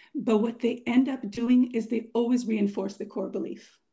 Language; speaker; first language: English; non-native, fluent; Hebrew